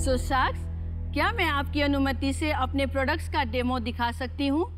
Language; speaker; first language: Hindi; non-native, local second language; Nepali